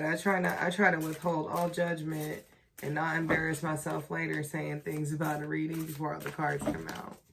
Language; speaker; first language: English; native; English